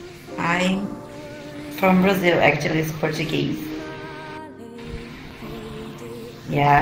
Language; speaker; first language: English; non-native, fluent; Portuguese